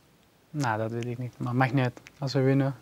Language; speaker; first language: Dutch; non-native, learner; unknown